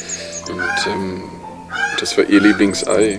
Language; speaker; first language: German; non-native, fluent; Serbian